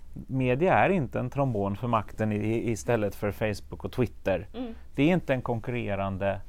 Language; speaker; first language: Swedish; native; Swedish